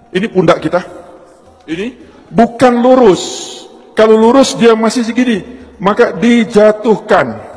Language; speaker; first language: Indonesian; non-native, local second language; Javanese